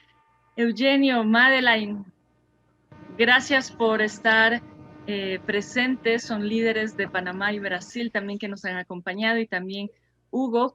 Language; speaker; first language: Spanish; native; Spanish